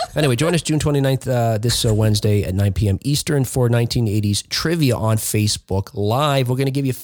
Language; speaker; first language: English; native; English